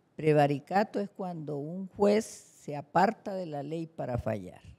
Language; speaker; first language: Spanish; native; Spanish